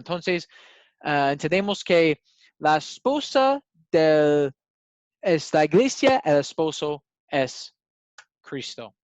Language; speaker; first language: Spanish; non-native, learner; English